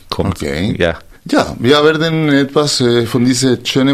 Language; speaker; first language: German; non-native, fluent; Spanish